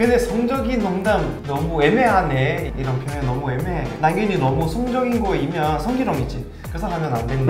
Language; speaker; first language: Korean; non-native, fluent; Portuguese